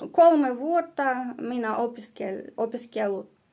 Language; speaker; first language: Finnish; non-native, learner; Russian